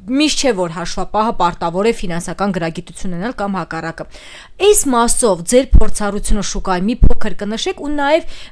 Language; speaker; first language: Armenian; native; Armenian